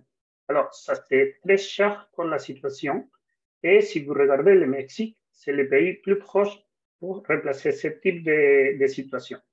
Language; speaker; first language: French; non-native, fluent; Spanish